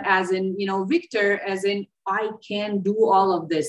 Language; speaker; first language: English; non-native, fluent; Slovenian